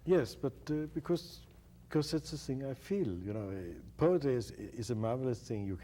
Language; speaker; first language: English; non-native, fluent; German